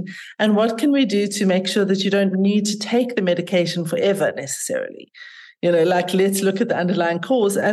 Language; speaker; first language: English; native; English